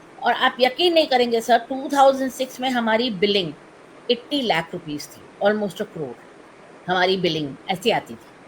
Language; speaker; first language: Hindi; non-native, local second language; Tamil